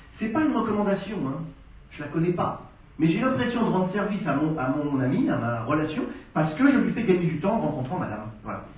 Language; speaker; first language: French; native; French